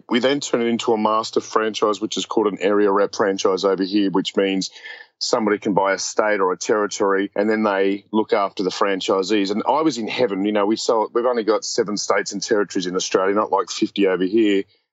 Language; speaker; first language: English; native; English